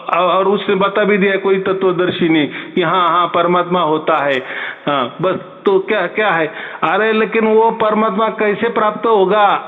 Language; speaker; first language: Hindi; non-native, local second language; Marathi